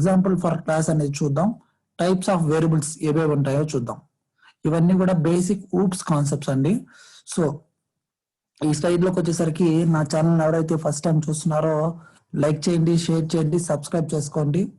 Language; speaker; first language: Telugu; native; Telugu